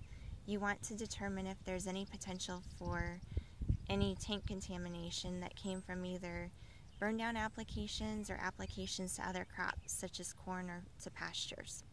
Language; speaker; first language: English; native; English